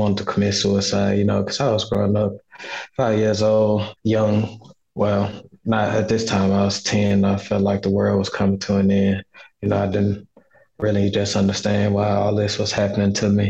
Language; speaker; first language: English; native; English